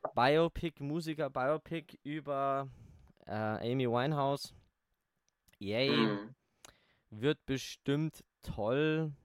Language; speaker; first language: German; native; German